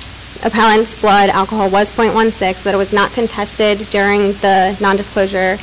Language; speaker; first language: English; native; English